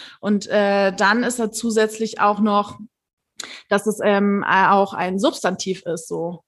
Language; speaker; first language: German; early bilingual, other home language; Turkish